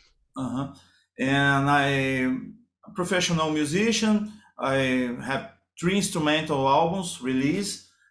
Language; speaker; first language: English; non-native, learner; Portuguese